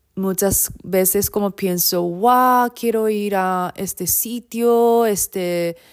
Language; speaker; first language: Spanish; non-native, fluent; Japanese